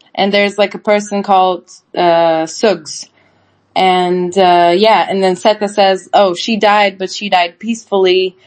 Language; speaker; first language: English; non-native, fluent; Turkish